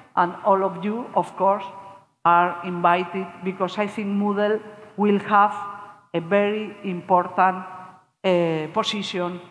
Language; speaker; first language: English; non-native, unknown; Spanish